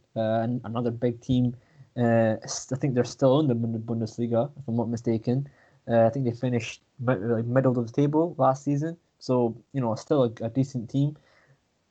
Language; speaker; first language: English; native; English